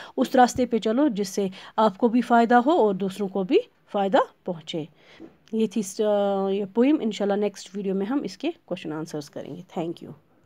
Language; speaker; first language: Urdu; non-native, local second language; Kashmiri